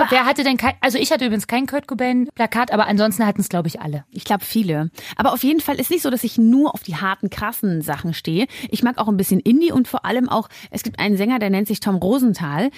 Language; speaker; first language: German; native; German